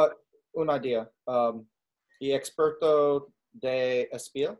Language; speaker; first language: Spanish; non-native, learner; English